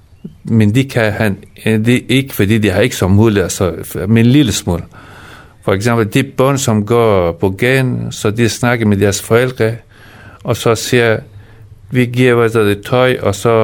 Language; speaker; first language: Danish; non-native, fluent; Persian